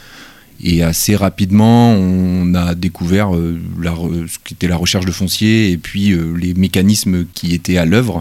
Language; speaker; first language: French; native; French